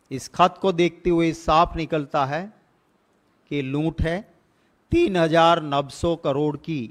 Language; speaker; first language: Hindi; non-native, local second language; Gujarati